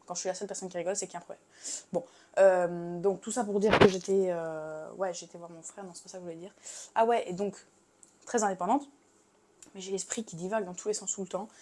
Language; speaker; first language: French; native; French